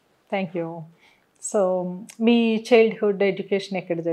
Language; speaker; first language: Telugu; native; Telugu